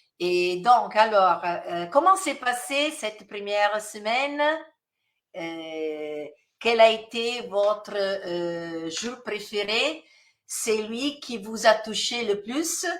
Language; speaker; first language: French; non-native, fluent; Italian